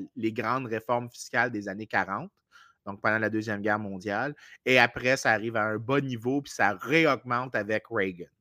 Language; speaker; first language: French; native; French